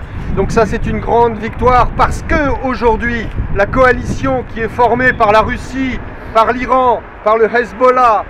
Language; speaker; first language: French; native; French